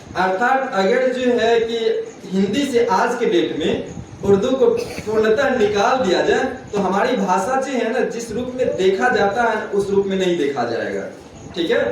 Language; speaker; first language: Hindi; native; Hindi